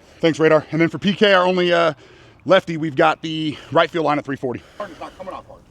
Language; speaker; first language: English; native; English